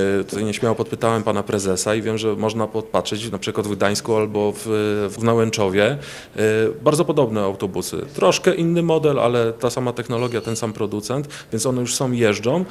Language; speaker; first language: Polish; native; Polish